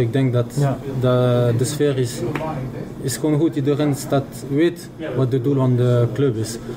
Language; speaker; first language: Dutch; non-native, fluent; French